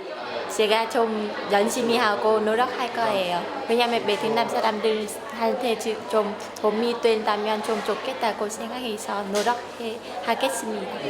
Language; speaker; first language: Korean; non-native, fluent; Vietnamese